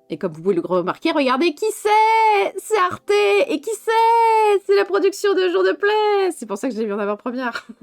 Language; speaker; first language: French; native; French